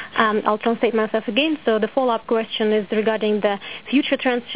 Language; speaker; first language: English; non-native, fluent; Russian